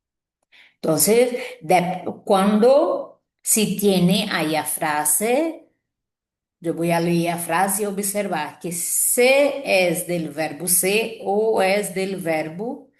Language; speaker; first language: Spanish; non-native, fluent; Portuguese